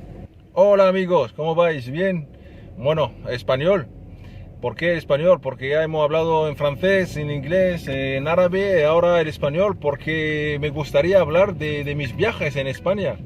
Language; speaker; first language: Spanish; non-native, fluent; Arabic